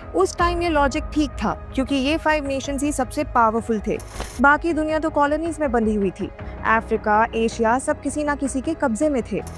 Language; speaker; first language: Hindi; native; Hindi